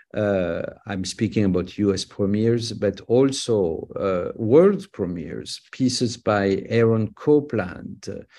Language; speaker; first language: English; non-native, fluent; French